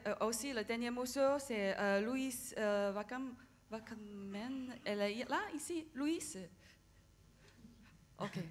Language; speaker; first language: French; non-native, learner; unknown